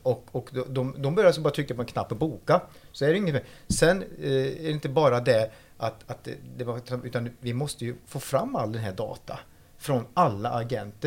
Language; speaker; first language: Swedish; non-native, fluent; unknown